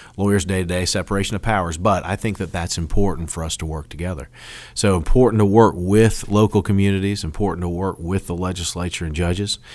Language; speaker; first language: English; native; English